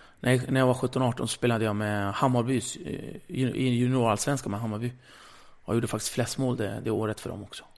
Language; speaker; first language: Swedish; early bilingual, other home language; Kurdish